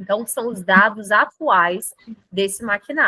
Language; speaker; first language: Portuguese; native; Portuguese